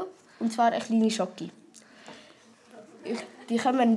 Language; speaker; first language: German; native; German